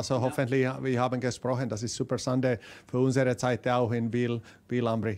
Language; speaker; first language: German; non-native, learner; Finnish